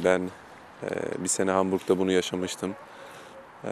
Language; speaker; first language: Turkish; early bilingual, heritage; German